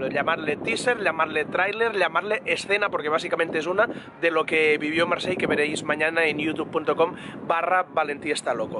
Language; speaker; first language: Spanish; native; Spanish